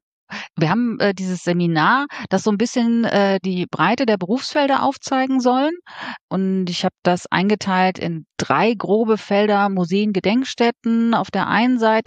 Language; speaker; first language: German; native; German